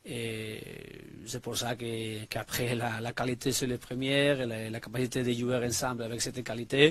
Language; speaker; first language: French; non-native, learner; Spanish